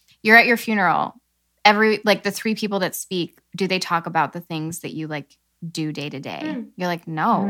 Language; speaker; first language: English; native; English